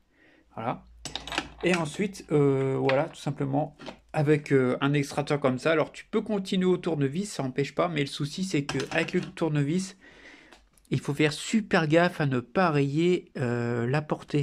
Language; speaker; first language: French; native; French